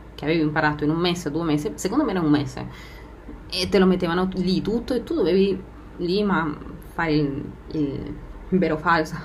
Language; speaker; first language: Italian; non-native, fluent; Spanish